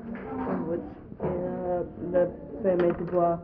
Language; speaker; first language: French; non-native, learner; English